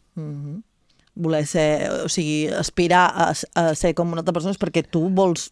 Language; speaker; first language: Catalan; native; Catalan